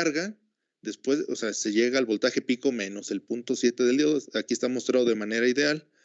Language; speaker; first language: Spanish; native; Spanish